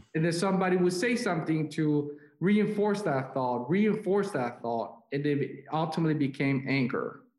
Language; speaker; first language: English; non-native, fluent; Korean